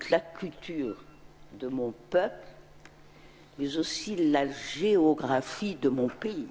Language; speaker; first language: French; non-native, local second language; Arabic